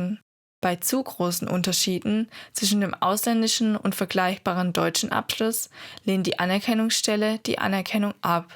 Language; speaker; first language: German; native; German